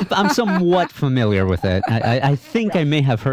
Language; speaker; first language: English; native; English